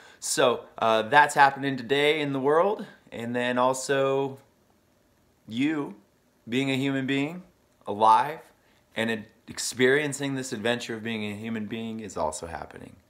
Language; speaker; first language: English; native; English